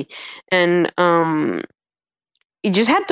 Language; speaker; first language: English; early bilingual, other home language; Spanish